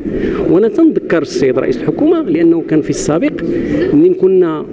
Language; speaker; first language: Arabic; native; Arabic